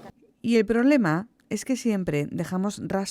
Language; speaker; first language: Spanish; native; Spanish